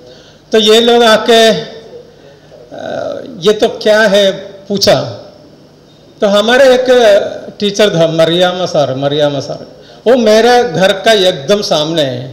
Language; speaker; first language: Hindi; non-native, local second language; Malayalam